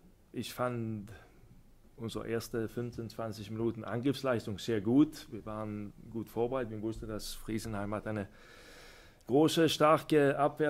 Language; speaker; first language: German; non-native, fluent; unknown